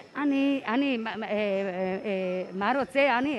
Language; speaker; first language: Hebrew; non-native, learner; Hungarian